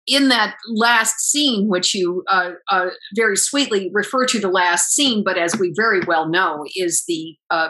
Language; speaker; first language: English; native; English